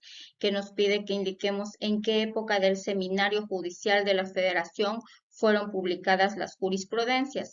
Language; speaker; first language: Spanish; native; Spanish